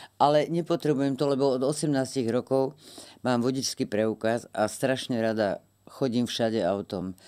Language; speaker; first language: Slovak; native; Slovak